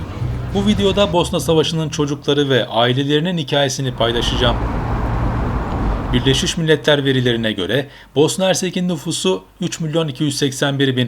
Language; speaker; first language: Turkish; native; Turkish